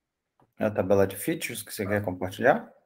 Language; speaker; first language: Portuguese; native; Portuguese